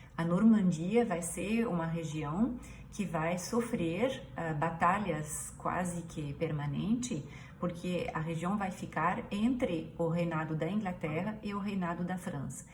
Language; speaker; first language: Portuguese; non-native, fluent; French